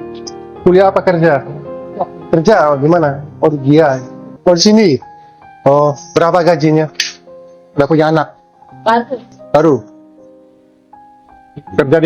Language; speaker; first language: Indonesian; non-native, learner; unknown